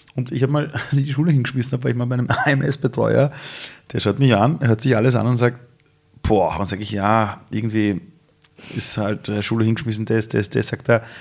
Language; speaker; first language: German; early bilingual, other home language; Persian